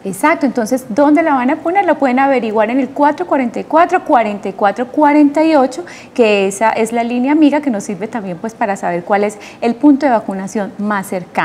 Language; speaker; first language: Spanish; native; Spanish